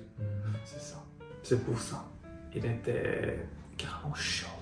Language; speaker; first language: French; non-native, fluent; Korean